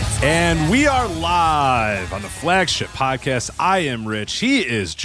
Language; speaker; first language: English; native; English